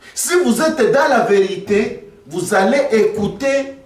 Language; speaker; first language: French; non-native, local second language; Swahili